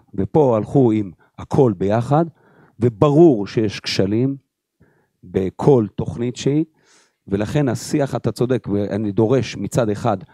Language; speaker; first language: Hebrew; native; Hebrew